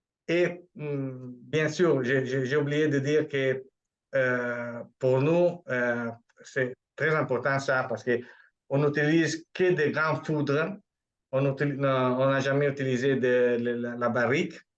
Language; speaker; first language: French; non-native, fluent; Italian